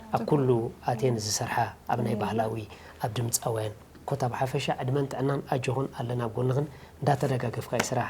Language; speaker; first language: Tigrinya; native; Tigrinya